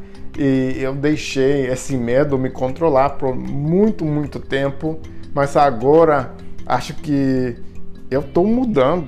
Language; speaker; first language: Portuguese; non-native, fluent; English